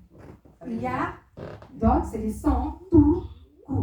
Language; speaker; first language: French; non-native, local second language; Lingala